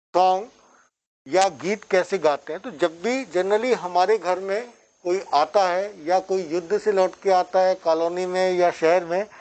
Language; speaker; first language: Hindi; native; Hindi